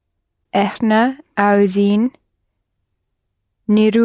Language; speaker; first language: Arabic; non-native, learner; English